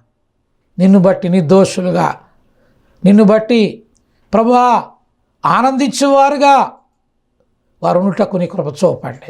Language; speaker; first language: Telugu; native; Telugu